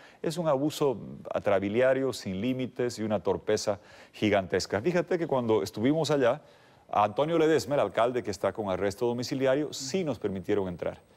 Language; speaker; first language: Spanish; native; Spanish